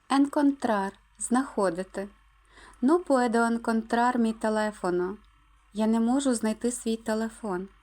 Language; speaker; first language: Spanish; non-native, fluent; Ukrainian